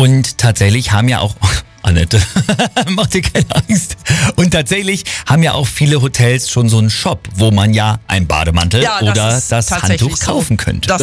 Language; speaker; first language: German; native; German